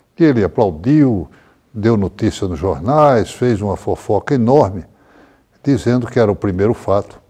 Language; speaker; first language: Portuguese; native; Portuguese